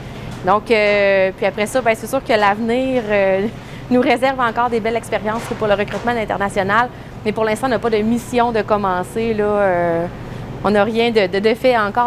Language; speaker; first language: French; native; French